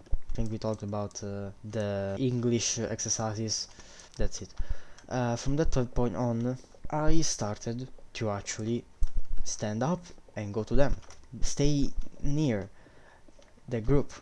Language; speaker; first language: English; non-native, fluent; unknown